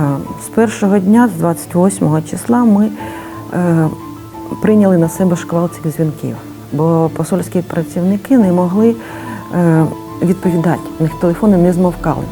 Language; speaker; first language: Ukrainian; native; Ukrainian